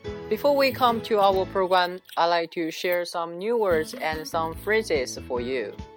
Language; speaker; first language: English; non-native, fluent; Chinese